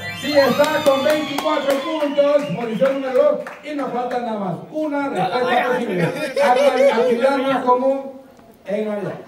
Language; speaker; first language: Spanish; native; Spanish